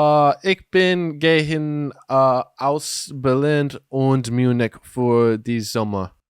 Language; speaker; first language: German; non-native, learner; English